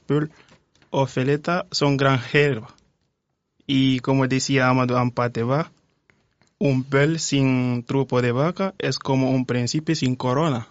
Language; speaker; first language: Spanish; non-native, fluent; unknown